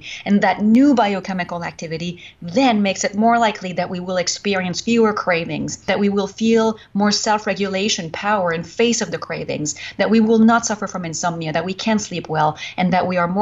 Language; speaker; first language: English; non-native, fluent; French